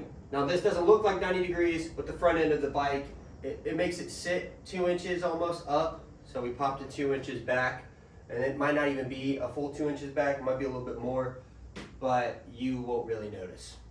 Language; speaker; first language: English; native; English